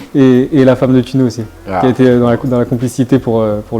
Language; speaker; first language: French; native; French